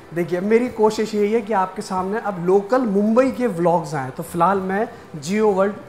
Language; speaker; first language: Hindi; non-native, local second language; Marathi